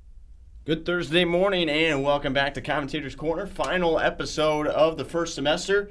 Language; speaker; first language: English; native; English